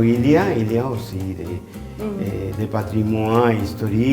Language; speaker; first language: French; non-native, fluent; Spanish